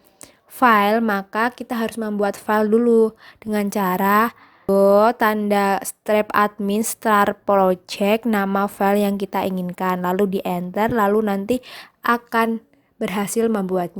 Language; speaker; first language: Indonesian; native; Indonesian